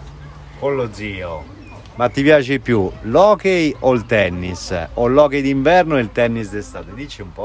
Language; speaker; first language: Italian; native; Italian